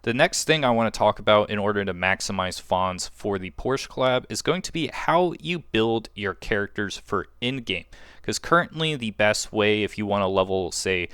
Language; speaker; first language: English; native; English